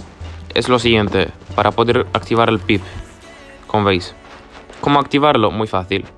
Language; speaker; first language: Spanish; native; Spanish